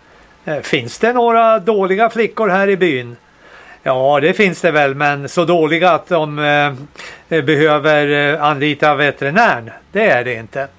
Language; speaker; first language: Swedish; native; Swedish